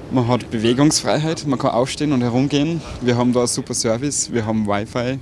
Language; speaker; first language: German; native; German